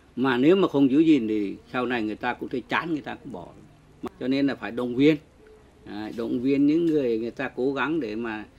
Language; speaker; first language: Vietnamese; non-native, local second language; Tày